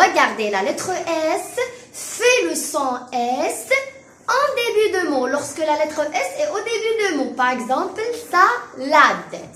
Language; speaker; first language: French; non-native, local second language; Arabic